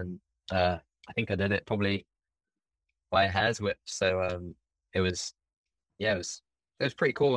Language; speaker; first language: English; native; English